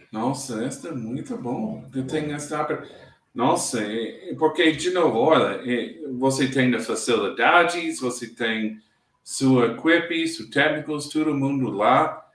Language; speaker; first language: Portuguese; non-native, learner; English